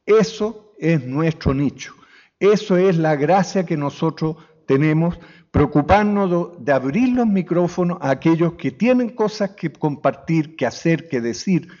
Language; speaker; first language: Spanish; native; Spanish